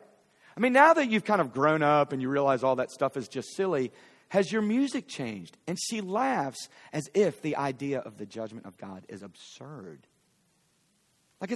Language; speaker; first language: English; native; English